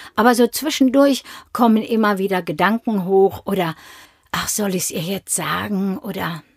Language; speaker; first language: German; native; German